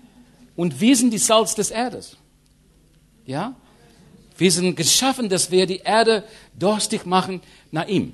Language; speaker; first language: German; non-native, learner; English